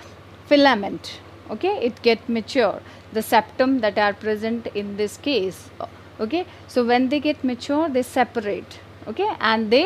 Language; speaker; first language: English; non-native, local second language; Hindi